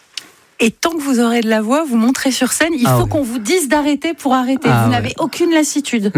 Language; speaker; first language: French; native; French